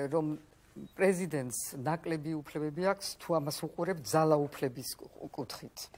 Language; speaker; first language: Georgian; early bilingual, heritage; Georgian